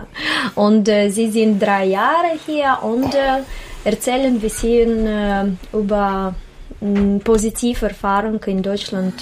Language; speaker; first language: German; non-native, learner; Russian